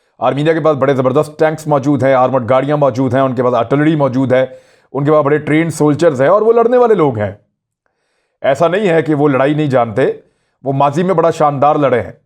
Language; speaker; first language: Urdu; non-native, local second language; Punjabi